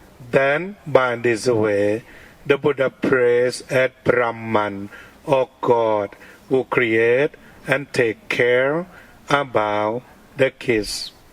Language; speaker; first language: English; non-native, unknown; Thai